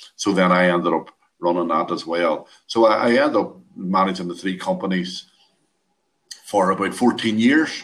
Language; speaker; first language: English; native; English